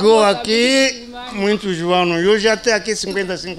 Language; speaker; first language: Portuguese; non-native, local second language; Shona